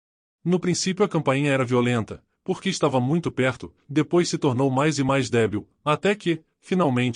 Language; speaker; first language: Portuguese; native; Portuguese